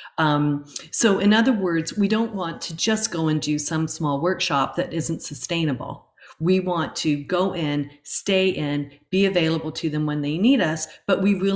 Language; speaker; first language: English; native; English